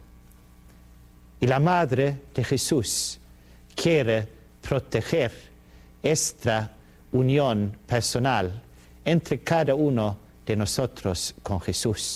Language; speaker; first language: Spanish; non-native, fluent; Swedish